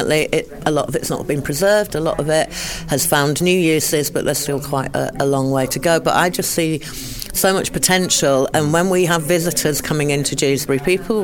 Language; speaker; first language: English; native; English